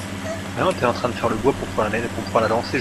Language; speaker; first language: French; native; French